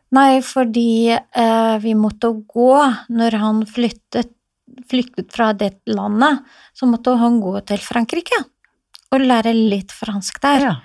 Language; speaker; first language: Norwegian; non-native, fluent; Assyrian Neo-Aramaic